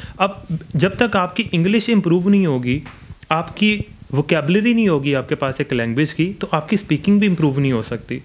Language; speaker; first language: Urdu; non-native, local second language; Punjabi